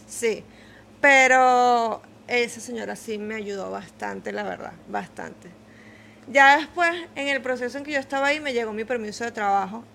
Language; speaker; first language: Spanish; native; Spanish